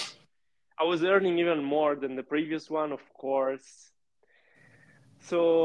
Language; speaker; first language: English; non-native, fluent; Italian